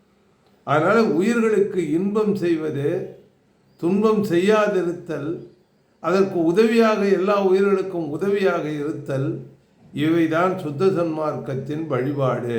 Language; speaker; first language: Tamil; native; Tamil